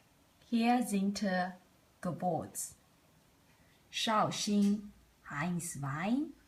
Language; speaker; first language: German; non-native, learner; Chinese